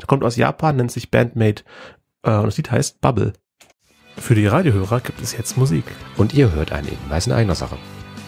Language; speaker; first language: German; native; German